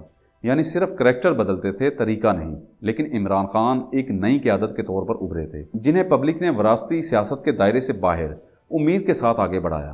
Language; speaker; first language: Urdu; native; Urdu